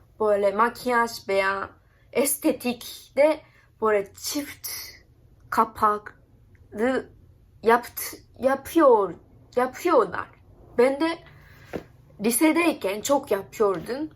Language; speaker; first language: Turkish; non-native, learner; Japanese